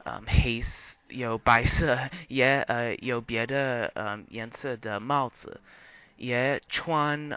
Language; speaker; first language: Chinese; non-native, learner; English